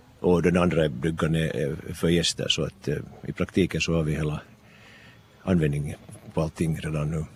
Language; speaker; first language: Swedish; native; Swedish